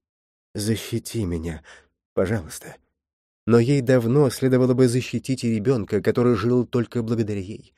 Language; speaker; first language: Russian; native; Russian